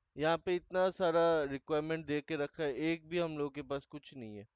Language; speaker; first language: Hindi; non-native, local second language; Bangla